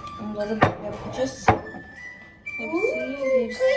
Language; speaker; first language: Turkish; non-native, fluent; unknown